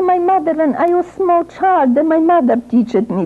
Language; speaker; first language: English; non-native, learner; Ukrainian